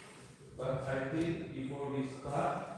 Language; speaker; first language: English; non-native, learner; Indonesian